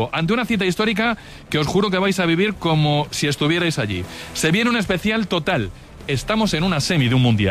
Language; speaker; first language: Spanish; native; Spanish